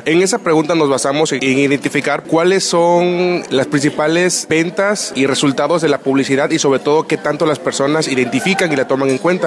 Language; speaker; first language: Spanish; native; Spanish